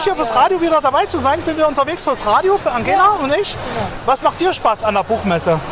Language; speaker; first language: German; native; German